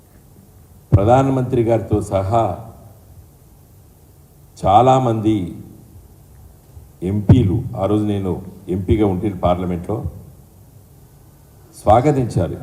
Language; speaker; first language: Telugu; native; Telugu